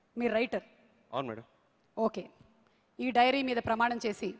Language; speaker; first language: Telugu; native; Telugu